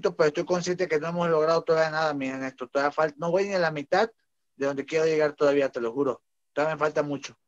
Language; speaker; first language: Spanish; native; Spanish